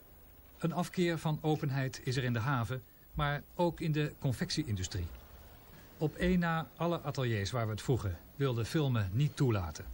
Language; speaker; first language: Dutch; native; Dutch